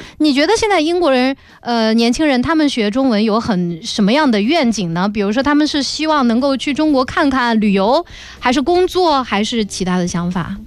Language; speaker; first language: Chinese; native; Chinese